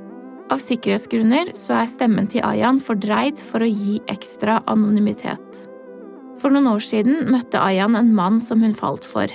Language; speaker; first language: Norwegian; native; Norwegian